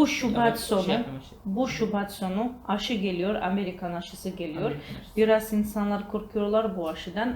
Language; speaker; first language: Turkish; non-native, learner; Georgian